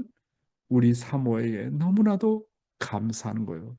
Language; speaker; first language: Korean; native; Korean